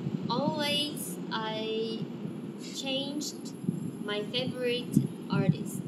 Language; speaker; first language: English; non-native, learner; Korean